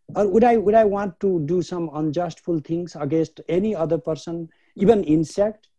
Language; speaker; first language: English; non-native, local second language; Nepali